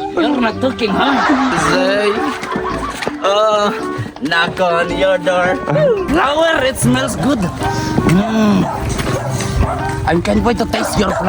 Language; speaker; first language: English; non-native, local second language; Filipino